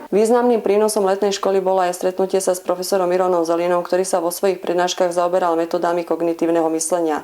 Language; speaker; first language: Slovak; native; Slovak